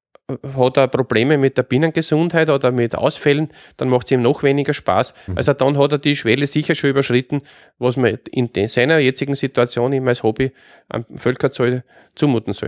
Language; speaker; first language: German; native; German